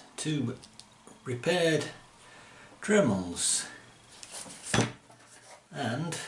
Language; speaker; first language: English; native; English